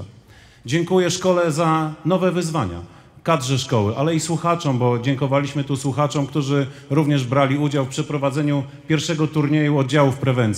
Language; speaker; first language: Polish; native; Polish